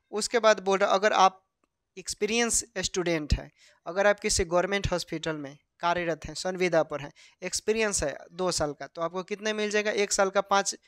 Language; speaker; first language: Hindi; native; Hindi